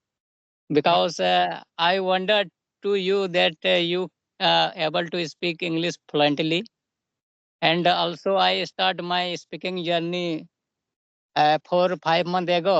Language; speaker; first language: English; non-native, local second language; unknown